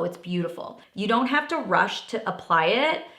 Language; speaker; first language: English; native; English